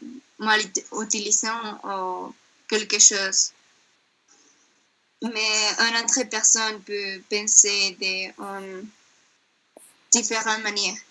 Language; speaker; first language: French; non-native, learner; Spanish